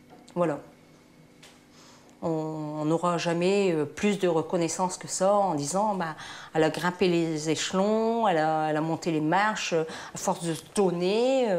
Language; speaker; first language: French; native; French